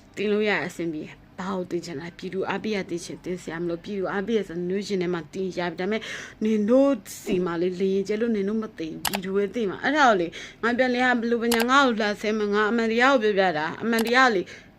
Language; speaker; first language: Burmese; native; Burmese